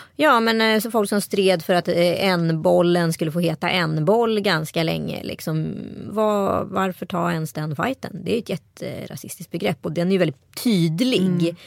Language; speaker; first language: Swedish; native; Swedish